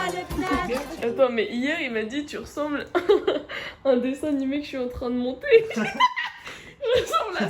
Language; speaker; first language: French; native; French